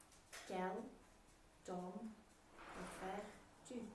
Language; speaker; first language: French; non-native, learner; Dutch